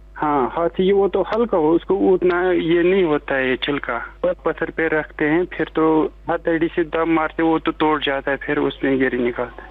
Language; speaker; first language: Hindi; non-native, local second language; Kashmiri